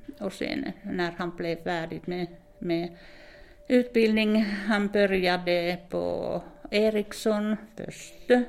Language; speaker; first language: Swedish; non-native, fluent; Finnish